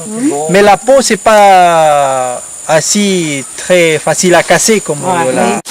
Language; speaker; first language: French; non-native, fluent; Spanish